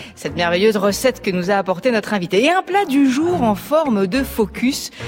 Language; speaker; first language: French; native; French